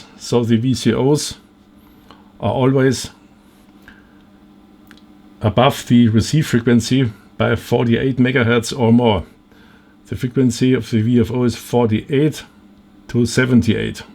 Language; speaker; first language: English; non-native, fluent; German